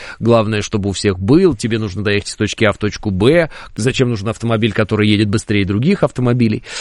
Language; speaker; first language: Russian; native; Russian